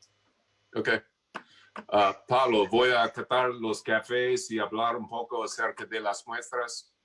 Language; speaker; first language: Spanish; non-native, fluent; English